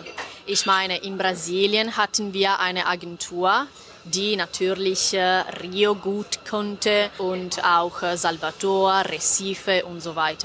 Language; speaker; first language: German; non-native, fluent; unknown